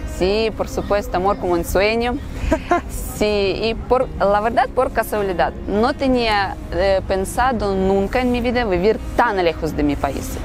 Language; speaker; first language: Spanish; non-native, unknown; Russian